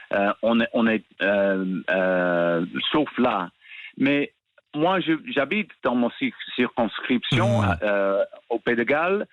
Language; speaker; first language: French; non-native, fluent; English